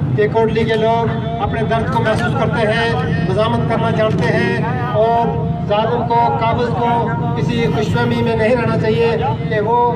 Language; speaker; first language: Urdu; non-native, local second language; Pahari-Potwari